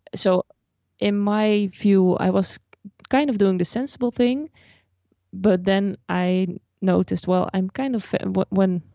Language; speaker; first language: English; non-native, fluent; Dutch